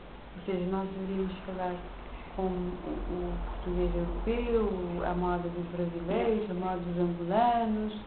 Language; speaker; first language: Portuguese; non-native, local second language; Kabuverdianu